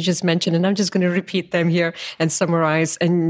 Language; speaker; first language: English; non-native, local second language; Tamil